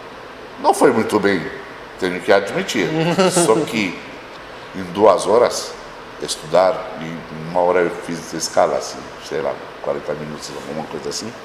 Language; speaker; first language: Portuguese; non-native, fluent; Romanian